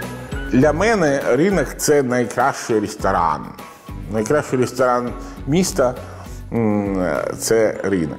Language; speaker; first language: Ukrainian; non-native, learner; Italian